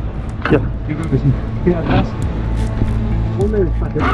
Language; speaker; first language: Spanish; native; Spanish